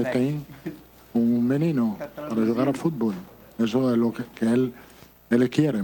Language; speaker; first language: Portuguese; non-native, fluent; Italian